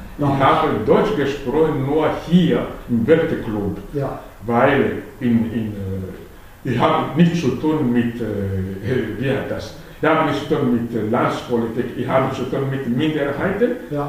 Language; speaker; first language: German; non-native, fluent; Malagasy